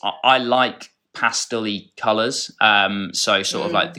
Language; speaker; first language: English; native; English